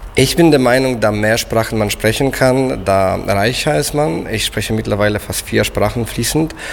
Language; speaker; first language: German; non-native, fluent; Polish